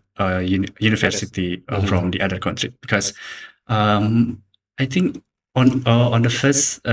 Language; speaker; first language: English; non-native, learner; Indonesian